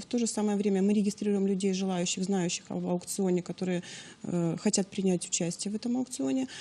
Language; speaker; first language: Russian; native; Russian